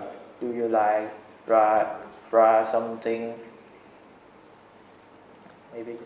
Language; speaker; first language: English; non-native, learner; Vietnamese